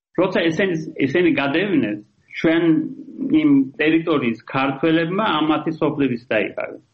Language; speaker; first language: Georgian; early bilingual, heritage; Georgian